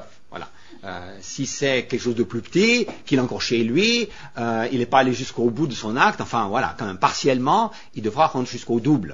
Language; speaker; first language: French; native; French